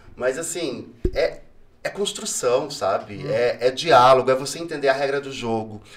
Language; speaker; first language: Portuguese; native; Portuguese